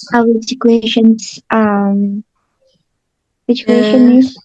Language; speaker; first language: English; non-native, learner; Indonesian